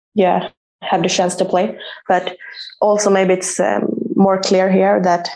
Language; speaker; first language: English; non-native, fluent; Swedish